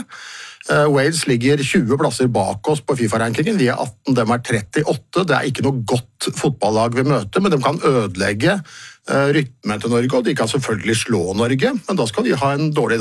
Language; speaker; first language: Norwegian; native; Norwegian